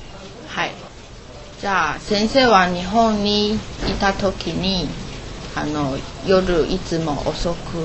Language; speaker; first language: Japanese; non-native, learner; Chinese